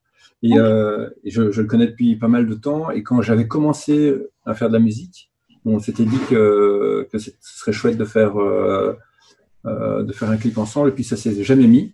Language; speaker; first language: French; native; French